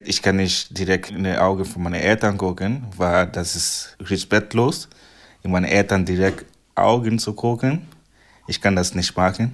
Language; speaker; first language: German; non-native, fluent; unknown